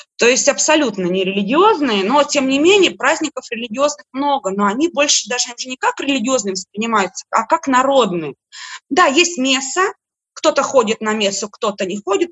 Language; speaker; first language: Russian; native; Russian